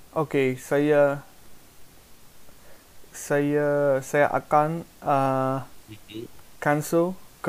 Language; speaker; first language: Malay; non-native, learner; English